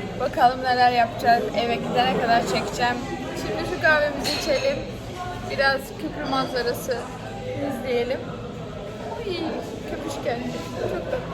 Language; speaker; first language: Turkish; early bilingual, heritage; Turkish